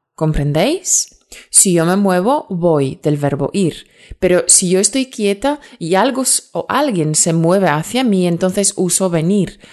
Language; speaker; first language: Spanish; non-native, fluent; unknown